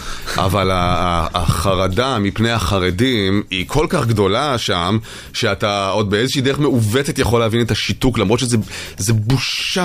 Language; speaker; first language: Hebrew; native; Hebrew